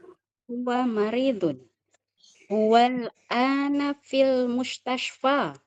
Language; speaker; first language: Arabic; non-native, learner; Indonesian